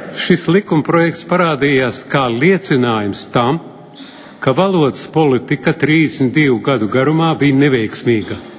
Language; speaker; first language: Latvian; non-native, local second language; Russian